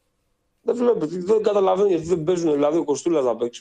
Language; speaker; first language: Greek; native; Greek